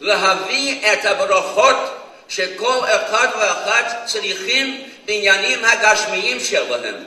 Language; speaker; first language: Hebrew; non-native, fluent; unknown